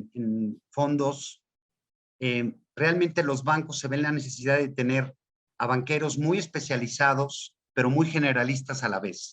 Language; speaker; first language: Spanish; native; Spanish